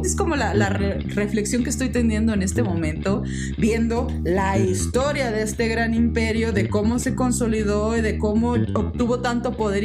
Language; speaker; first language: Spanish; native; Spanish